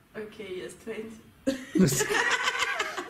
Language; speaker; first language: English; non-native, learner; Russian